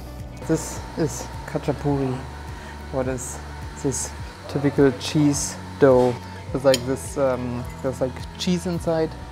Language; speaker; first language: English; non-native, fluent; German